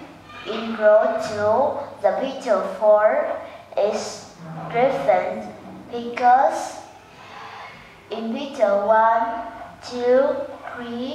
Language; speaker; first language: English; non-native, learner; Vietnamese